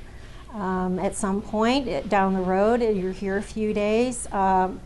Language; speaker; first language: English; native; English